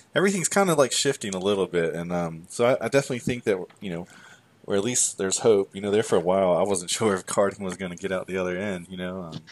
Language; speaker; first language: English; native; English